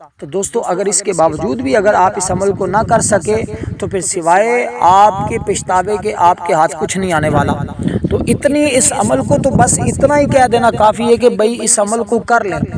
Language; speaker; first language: Urdu; non-native, local second language; Punjabi